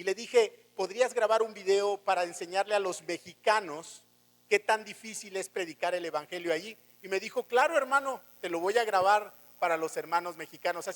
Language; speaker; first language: Spanish; native; Spanish